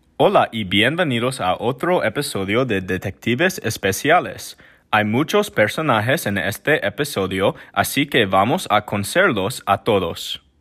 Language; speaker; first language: Spanish; non-native, learner; English